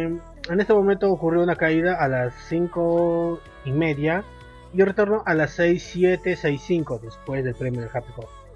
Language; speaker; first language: Spanish; native; Spanish